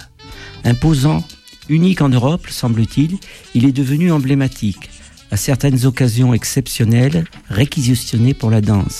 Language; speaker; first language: French; native; French